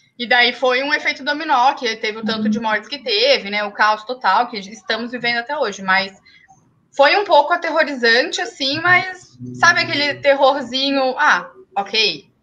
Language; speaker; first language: Portuguese; native; Portuguese